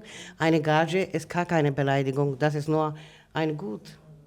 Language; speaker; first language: German; non-native, learner; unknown